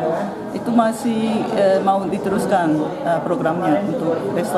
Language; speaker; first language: Indonesian; non-native, fluent; Japanese